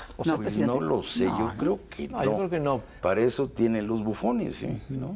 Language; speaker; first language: Spanish; native; Spanish